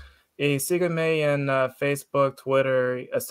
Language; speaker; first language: Spanish; non-native, learner; English